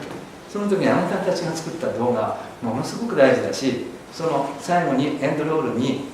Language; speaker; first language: Japanese; native; Japanese